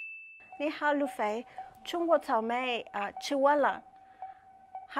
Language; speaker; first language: Chinese; non-native, learner; Spanish